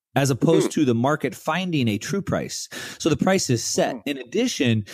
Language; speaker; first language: English; native; English